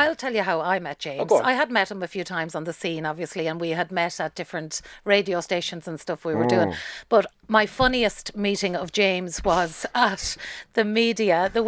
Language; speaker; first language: English; native; English